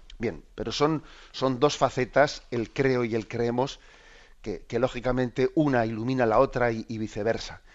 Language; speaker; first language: Spanish; native; Spanish